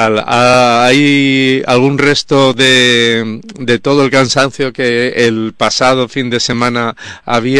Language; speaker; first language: Spanish; native; Spanish